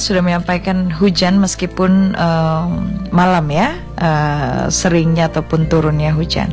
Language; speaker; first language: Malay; non-native, local second language; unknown